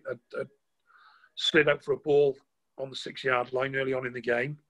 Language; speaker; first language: English; native; English